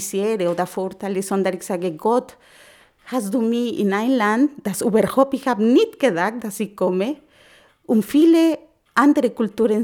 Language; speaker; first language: German; non-native, learner; Spanish